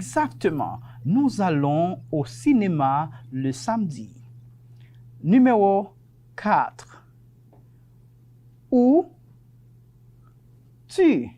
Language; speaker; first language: French; non-native, fluent; Spanish